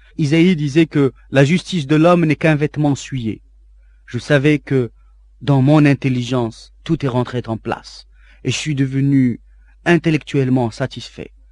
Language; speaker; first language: French; non-native, local second language; Arabic